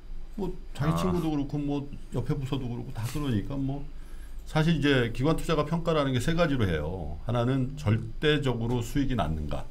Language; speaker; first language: Korean; native; Korean